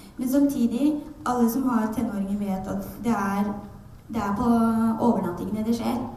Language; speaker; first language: Norwegian; early bilingual, other home language; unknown